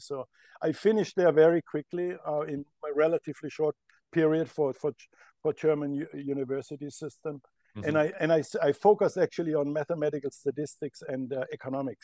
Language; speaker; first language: English; non-native, fluent; German